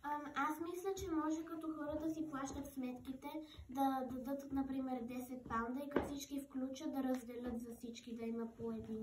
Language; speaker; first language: Bulgarian; early bilingual, heritage; Bulgarian